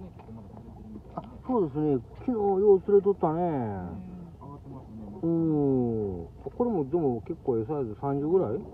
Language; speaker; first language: Japanese; native; Japanese